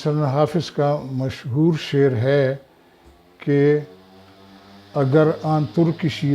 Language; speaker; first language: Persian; non-native, fluent; Pashto